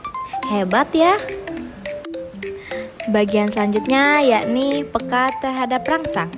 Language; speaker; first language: Indonesian; native; Indonesian